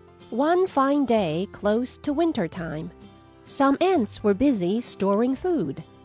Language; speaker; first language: English; non-native, fluent; Chinese